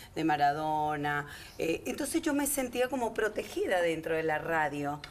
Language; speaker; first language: Spanish; native; Spanish